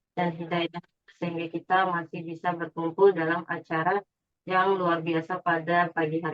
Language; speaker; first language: Indonesian; native; Indonesian